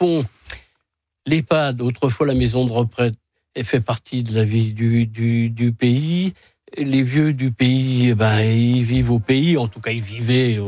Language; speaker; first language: French; native; French